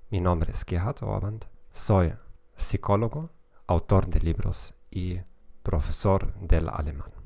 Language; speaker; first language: Spanish; non-native, fluent; German